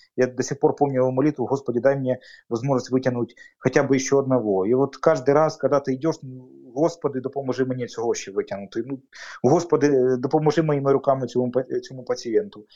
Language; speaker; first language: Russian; native; Russian